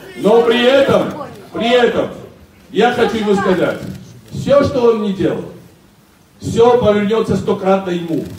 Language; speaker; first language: Russian; non-native, local second language; Georgian